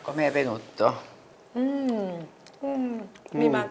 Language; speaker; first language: Italian; non-native, fluent; Korean